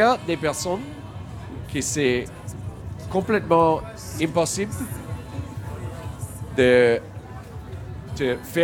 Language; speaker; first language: French; non-native, learner; English